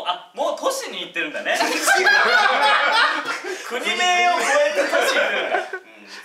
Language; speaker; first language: Japanese; native; Japanese